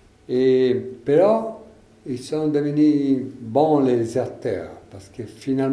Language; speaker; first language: French; non-native, learner; Italian